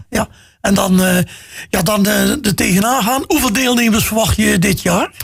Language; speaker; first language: Dutch; native; Dutch